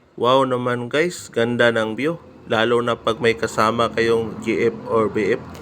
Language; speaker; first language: Filipino; non-native, local second language; Cebuano